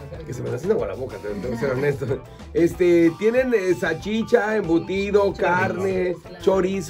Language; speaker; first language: Spanish; native; Spanish